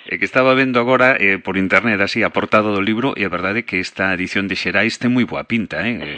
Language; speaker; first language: Galician; non-native, local second language; Spanish